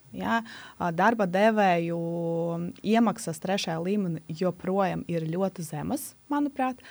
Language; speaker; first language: Latvian; non-native, local second language; Russian